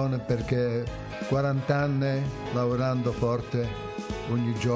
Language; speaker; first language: Italian; early bilingual, heritage; English